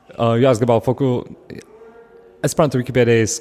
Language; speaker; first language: English; non-native, fluent; Slovak